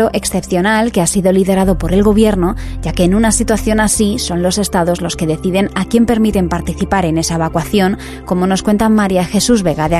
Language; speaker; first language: Spanish; native; Spanish